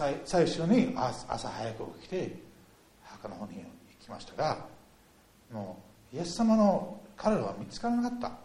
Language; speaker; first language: Japanese; non-native, fluent; English